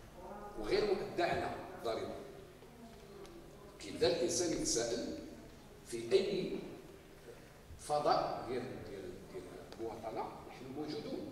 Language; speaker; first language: Arabic; native; Arabic